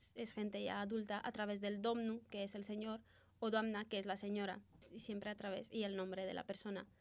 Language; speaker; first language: Spanish; non-native, fluent; Romanian